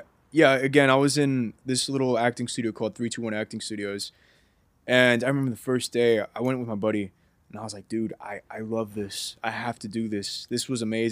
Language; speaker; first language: English; native; English